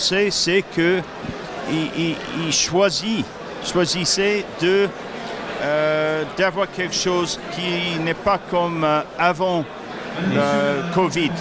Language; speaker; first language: French; non-native, fluent; English